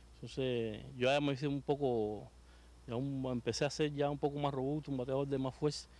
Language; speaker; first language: Spanish; native; Spanish